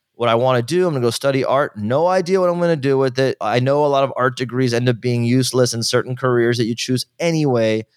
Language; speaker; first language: English; native; English